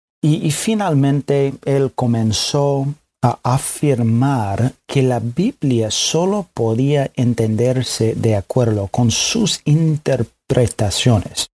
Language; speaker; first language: Spanish; non-native, fluent; English